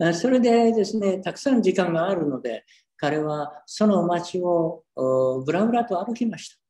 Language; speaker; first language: Japanese; native; Japanese